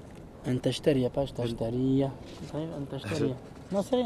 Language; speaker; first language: Arabic; early bilingual, heritage; Arabic